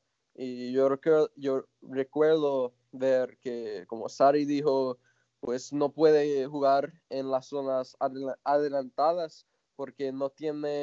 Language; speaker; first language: Spanish; non-native, fluent; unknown